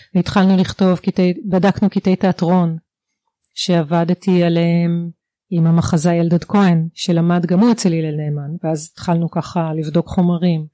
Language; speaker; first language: Hebrew; native; Hebrew